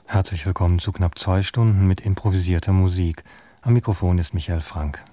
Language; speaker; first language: German; native; German